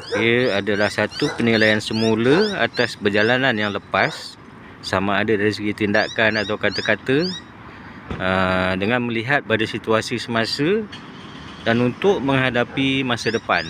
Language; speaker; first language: Malay; native; Malay